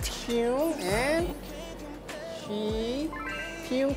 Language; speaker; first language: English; non-native, learner; Korean